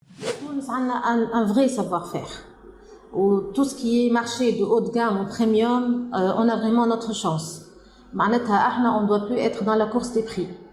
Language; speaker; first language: French; non-native, local second language; Arabic